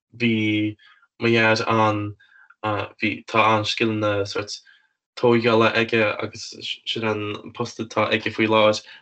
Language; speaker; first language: Irish; native; Irish